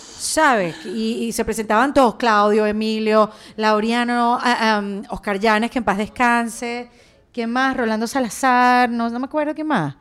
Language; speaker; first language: Spanish; native; Spanish